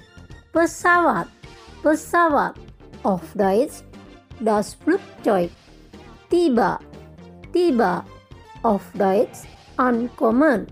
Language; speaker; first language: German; non-native, fluent; Indonesian